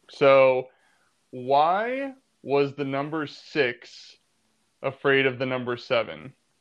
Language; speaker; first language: English; native; English